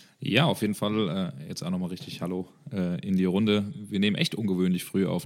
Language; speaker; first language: German; native; German